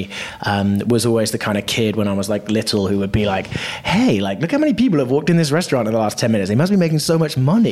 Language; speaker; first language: English; native; English